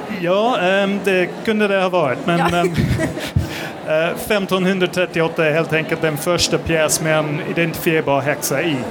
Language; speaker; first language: Swedish; non-native, fluent; English